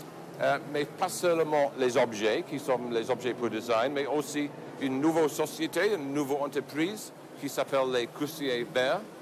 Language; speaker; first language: French; non-native, fluent; English